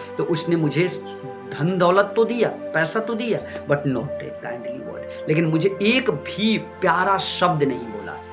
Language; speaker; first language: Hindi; native; Hindi